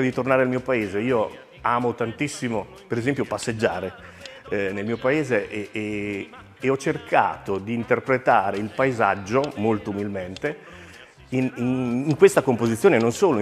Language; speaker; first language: Italian; native; Italian